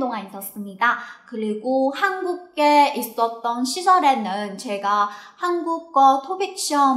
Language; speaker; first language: Korean; non-native, fluent; Chinese